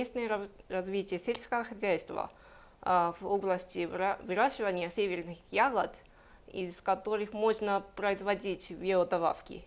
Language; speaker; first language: Russian; non-native, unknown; Japanese